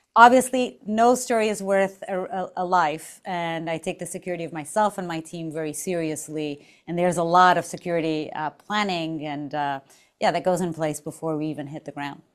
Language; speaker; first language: English; non-native, fluent; Portuguese